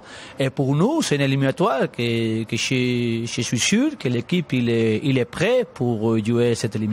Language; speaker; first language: French; non-native, learner; Spanish